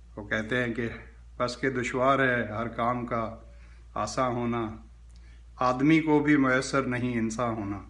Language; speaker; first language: Urdu; non-native, local second language; Marwari